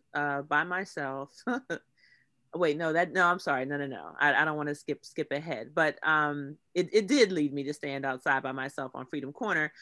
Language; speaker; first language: English; native; English